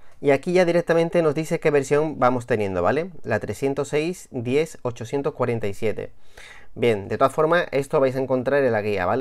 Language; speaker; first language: Spanish; native; Spanish